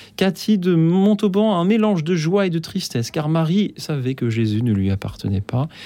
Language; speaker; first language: French; native; French